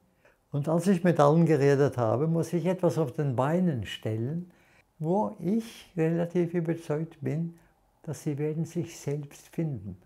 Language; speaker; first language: German; non-native, fluent; Norwegian